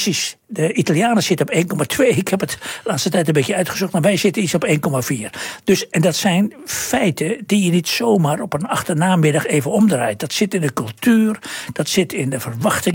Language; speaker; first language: Dutch; native; Dutch